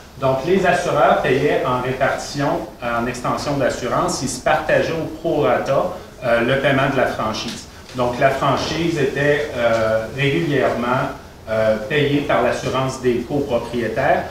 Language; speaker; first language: French; native; French